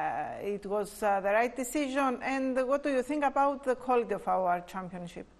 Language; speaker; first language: English; non-native, fluent; Greek